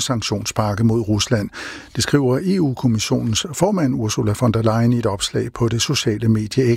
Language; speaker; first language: Danish; native; Danish